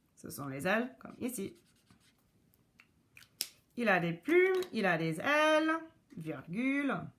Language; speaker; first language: French; non-native, local second language; English